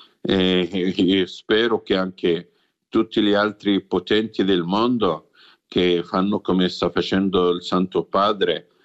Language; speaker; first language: Italian; non-native, fluent; Arabic